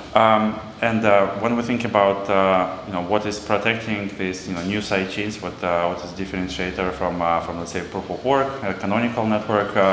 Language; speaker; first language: English; non-native, fluent; Russian